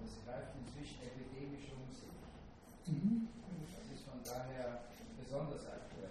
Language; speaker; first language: German; native; German